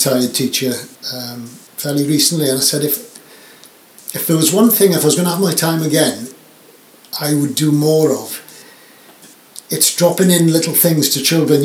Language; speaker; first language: English; native; English